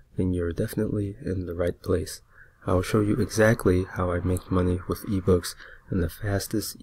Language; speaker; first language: English; native; English